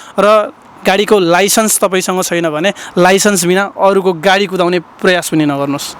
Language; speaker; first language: Nepali; native; Nepali